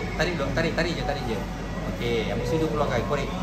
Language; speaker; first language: Malay; native; Malay